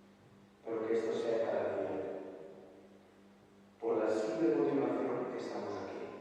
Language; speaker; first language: Spanish; non-native, fluent; Italian